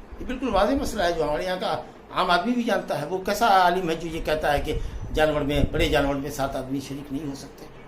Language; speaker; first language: Urdu; native; Urdu